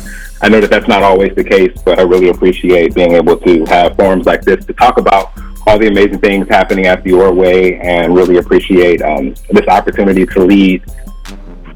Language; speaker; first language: English; native; English